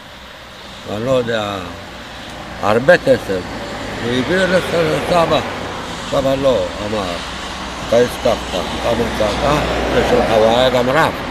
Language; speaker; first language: Hebrew; non-native, fluent; Romanian